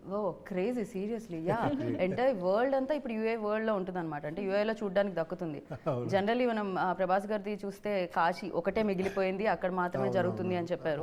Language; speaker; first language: Telugu; native; Telugu